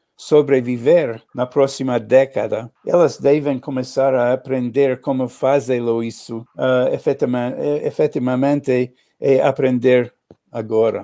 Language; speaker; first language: Portuguese; non-native, learner; English